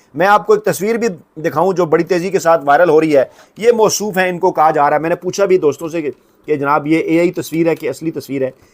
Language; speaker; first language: Urdu; native; Urdu